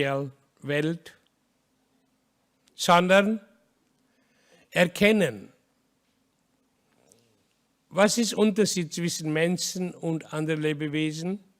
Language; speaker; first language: German; non-native, learner; Hindi